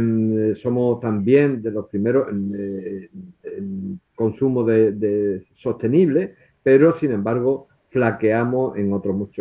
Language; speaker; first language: Spanish; native; Spanish